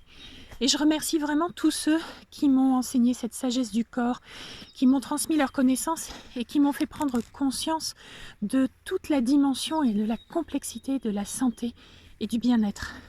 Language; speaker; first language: French; native; French